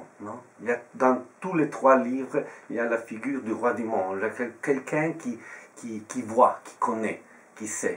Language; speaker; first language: French; non-native, fluent; Italian